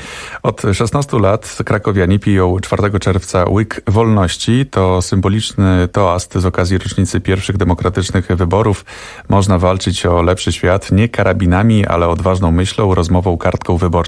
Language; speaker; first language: Polish; native; Polish